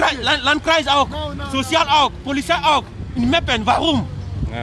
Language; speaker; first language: German; non-native, learner; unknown